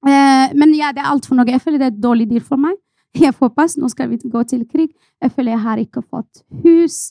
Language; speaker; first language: Norwegian; non-native, fluent; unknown